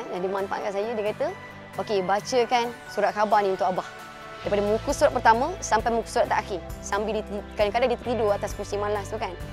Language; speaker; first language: Malay; native; Malay